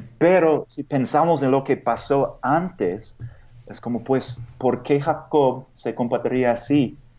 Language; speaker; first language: Spanish; non-native, fluent; English